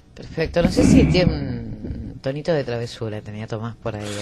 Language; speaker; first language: Spanish; native; Spanish